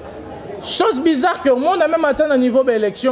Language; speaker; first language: French; non-native, local second language; Lingala